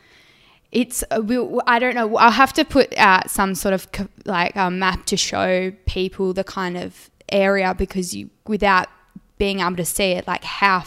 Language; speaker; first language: English; native; English